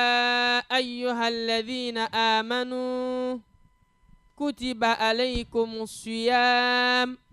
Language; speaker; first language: Arabic; non-native, fluent; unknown